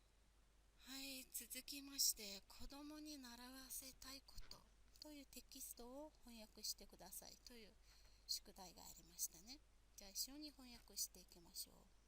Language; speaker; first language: Japanese; non-native, fluent; Mongolian